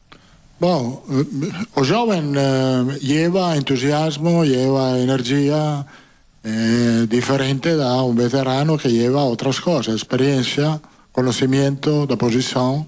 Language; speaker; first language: Portuguese; non-native, learner; Italian